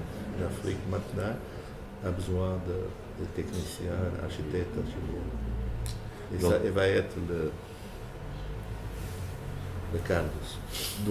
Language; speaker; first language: French; non-native, fluent; Portuguese